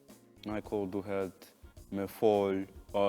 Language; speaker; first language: Albanian; non-native, learner; English